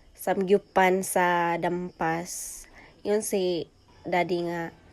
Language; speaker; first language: Cebuano; native; Cebuano